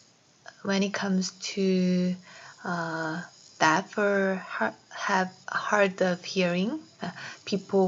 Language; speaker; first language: English; non-native, fluent; Korean